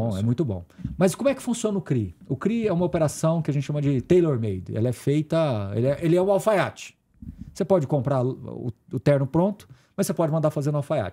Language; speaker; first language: Portuguese; native; Portuguese